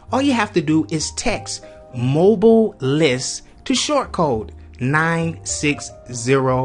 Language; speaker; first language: English; native; English